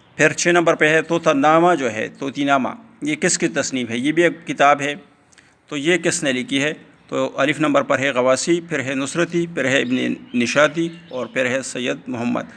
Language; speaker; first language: Urdu; non-native, local second language; Pashto